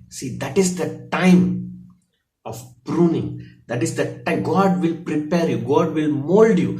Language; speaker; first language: English; non-native, local second language; Tamil